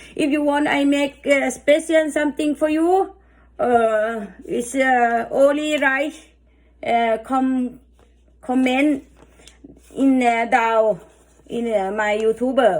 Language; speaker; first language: English; non-native, learner; Thai